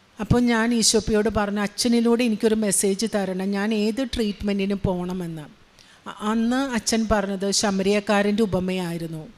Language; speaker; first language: Malayalam; native; Malayalam